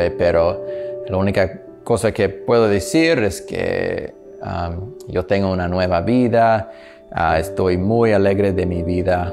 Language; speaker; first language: Spanish; non-native, learner; English